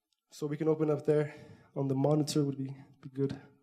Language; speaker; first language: English; early bilingual, other home language; Spanish